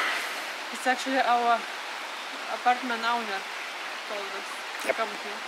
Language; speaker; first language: English; non-native, fluent; Lithuanian